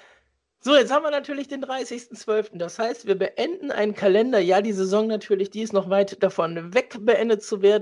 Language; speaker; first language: German; native; German